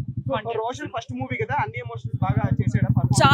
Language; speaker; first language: Telugu; native; Telugu